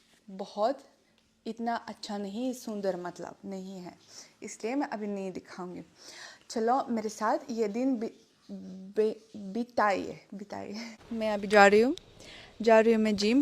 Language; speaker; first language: Hindi; non-native, learner; Russian